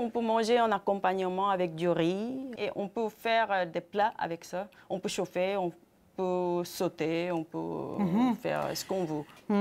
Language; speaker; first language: French; non-native, fluent; Korean